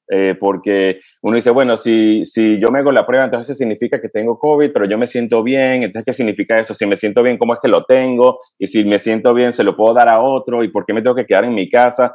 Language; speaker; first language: Spanish; native; Spanish